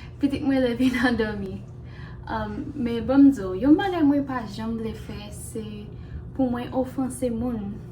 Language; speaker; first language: Haitian Creole; non-native, fluent; English